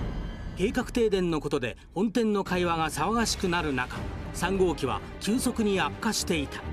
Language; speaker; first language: Japanese; native; Japanese